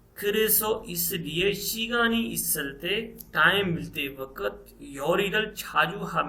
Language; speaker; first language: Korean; non-native, learner; Urdu